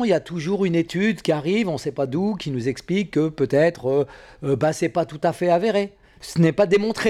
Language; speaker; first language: French; native; French